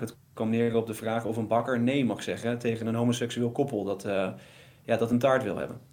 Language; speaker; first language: Dutch; native; Dutch